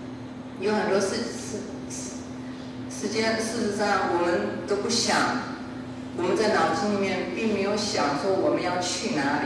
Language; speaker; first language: Chinese; early bilingual, heritage; Chinese